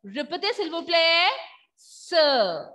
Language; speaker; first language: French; non-native, fluent; Malayalam